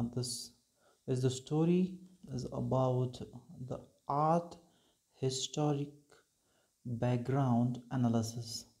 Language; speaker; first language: English; non-native, local second language; Marathi